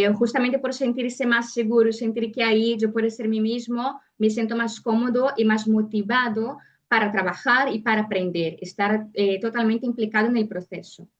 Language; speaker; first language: Spanish; non-native, fluent; Portuguese